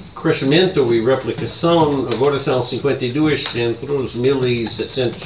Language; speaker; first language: Portuguese; non-native, learner; English